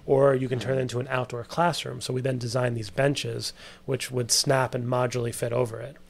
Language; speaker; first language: English; native; English